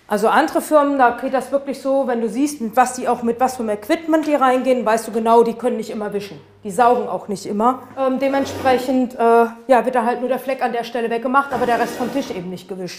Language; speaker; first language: German; native; German